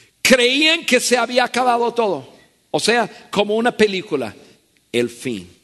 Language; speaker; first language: Spanish; non-native, fluent; English